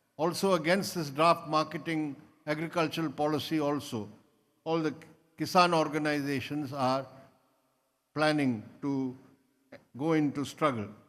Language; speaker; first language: English; non-native, local second language; Malayalam